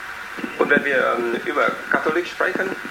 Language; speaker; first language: German; non-native, learner; Vietnamese